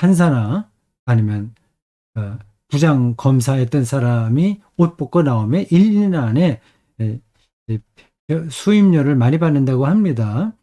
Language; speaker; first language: Korean; native; Korean